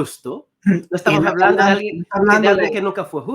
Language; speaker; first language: Spanish; native; Spanish